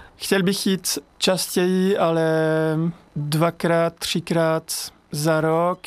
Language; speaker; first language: Czech; non-native, learner; French